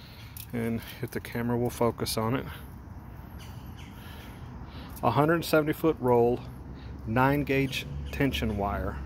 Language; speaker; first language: English; native; English